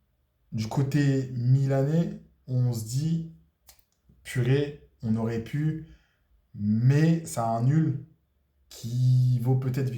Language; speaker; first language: French; native; French